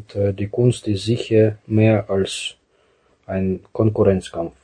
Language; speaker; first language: German; non-native, fluent; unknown